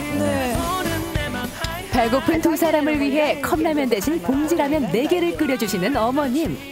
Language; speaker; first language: Korean; native; Korean